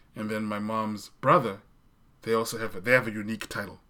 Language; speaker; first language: English; non-native, local second language; Shona